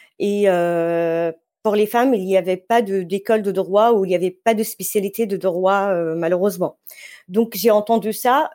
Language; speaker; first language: French; non-native, fluent; Arabic